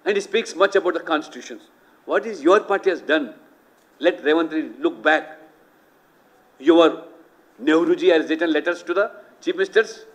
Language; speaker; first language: English; non-native, local second language; Telugu